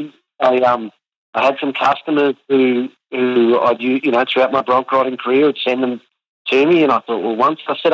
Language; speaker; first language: English; native; English